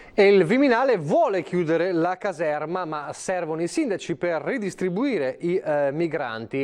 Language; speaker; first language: Italian; native; Italian